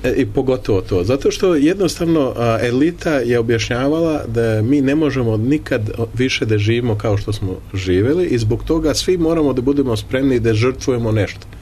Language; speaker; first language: Serbian; early bilingual, heritage; Serbian